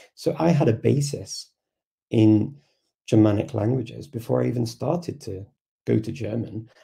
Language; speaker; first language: English; native; English